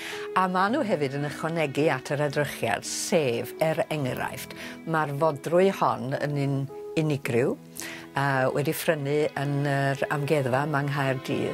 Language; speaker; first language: Welsh; native; Welsh